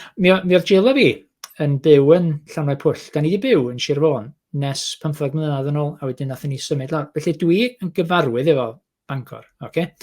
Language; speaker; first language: Welsh; native; Welsh